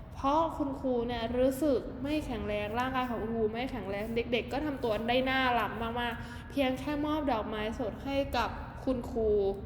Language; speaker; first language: Thai; native; Thai